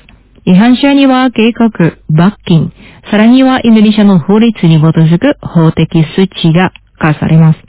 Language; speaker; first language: Japanese; non-native, fluent; Indonesian